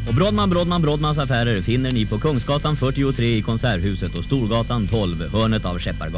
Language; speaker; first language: Swedish; native; Swedish